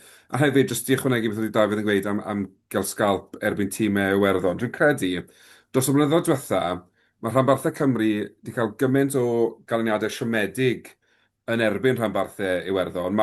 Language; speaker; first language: Welsh; native; Welsh